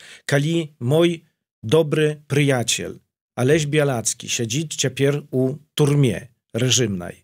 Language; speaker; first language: Polish; non-native, learner; Belarusian